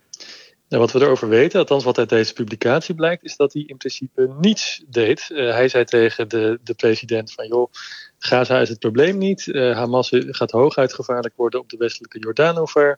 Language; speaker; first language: Dutch; native; Dutch